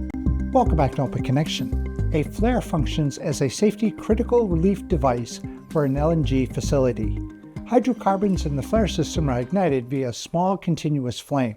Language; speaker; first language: English; native; English